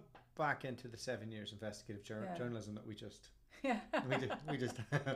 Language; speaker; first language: English; native; English